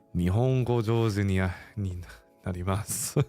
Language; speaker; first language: Japanese; non-native, learner; English